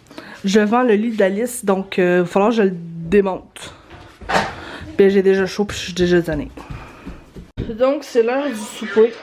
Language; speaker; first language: French; native; French